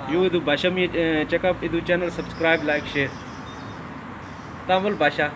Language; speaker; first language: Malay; non-native, learner; Hindi